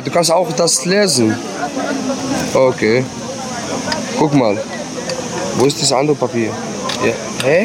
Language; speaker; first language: German; non-native, learner; Arabic